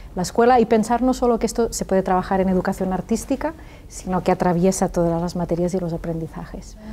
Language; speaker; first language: Spanish; native; Spanish